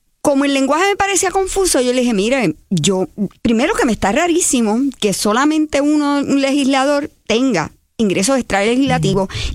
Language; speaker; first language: Spanish; native; Spanish